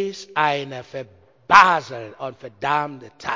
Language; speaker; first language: German; non-native, learner; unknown